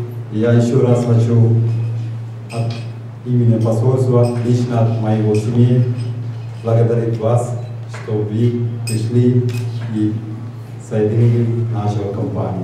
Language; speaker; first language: Russian; non-native, learner; Sinhala